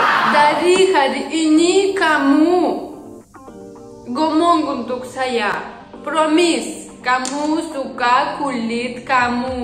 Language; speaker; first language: Indonesian; non-native, learner; Russian